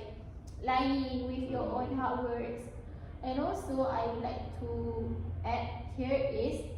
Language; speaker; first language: English; non-native, learner; Malay